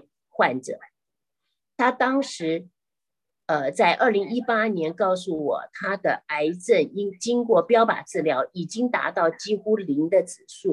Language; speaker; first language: Chinese; native; Chinese